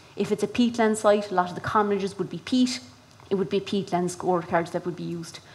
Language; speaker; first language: English; native; English